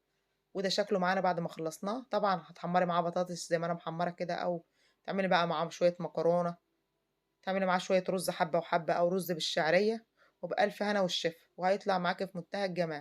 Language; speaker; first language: Arabic; native; Arabic